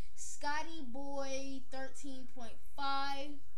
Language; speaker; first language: English; native; English